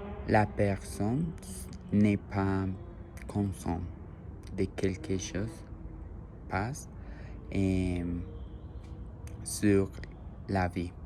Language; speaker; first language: French; non-native, learner; Spanish